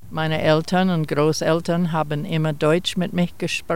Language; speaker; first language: German; early bilingual, heritage; German